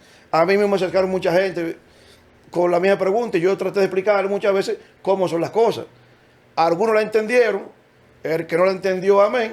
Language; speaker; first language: Spanish; native; Spanish